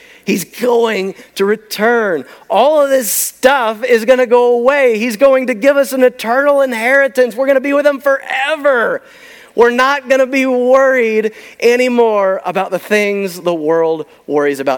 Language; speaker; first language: English; native; English